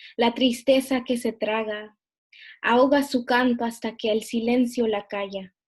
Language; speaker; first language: Spanish; early bilingual, other home language; English